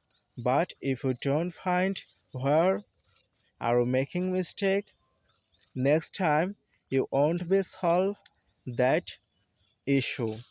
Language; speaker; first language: English; non-native, learner; Bangla